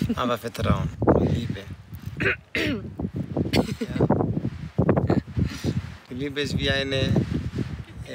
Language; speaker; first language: German; non-native, fluent; Greek